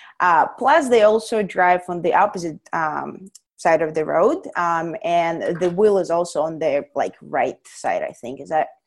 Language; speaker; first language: English; non-native, fluent; Russian